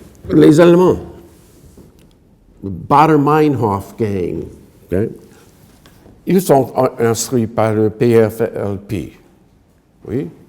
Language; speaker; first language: French; non-native, fluent; English